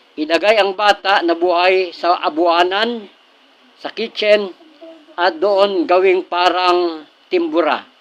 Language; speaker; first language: Filipino; non-native, local second language; Cebuano